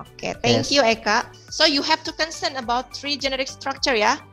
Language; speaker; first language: English; non-native, learner; Indonesian